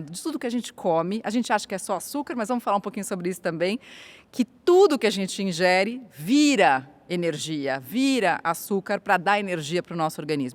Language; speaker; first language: Portuguese; native; Portuguese